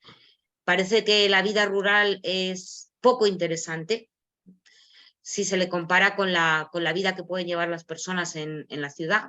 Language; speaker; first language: Spanish; native; Spanish